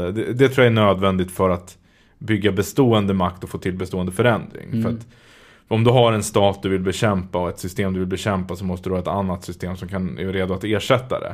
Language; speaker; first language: Swedish; native; Swedish